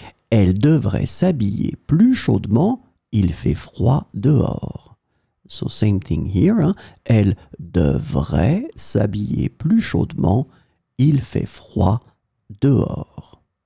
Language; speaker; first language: French; native; French